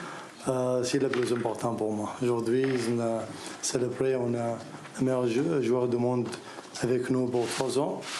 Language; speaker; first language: French; non-native, learner; Arabic